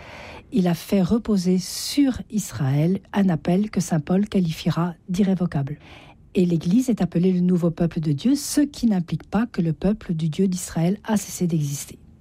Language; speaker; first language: French; native; French